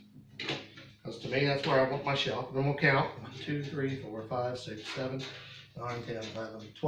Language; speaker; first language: English; native; English